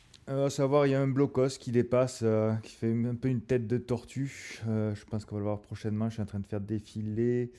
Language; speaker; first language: French; native; French